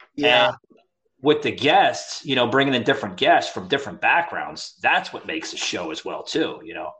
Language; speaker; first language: English; native; English